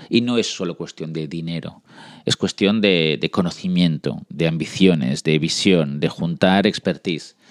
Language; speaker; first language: Spanish; early bilingual, other home language; French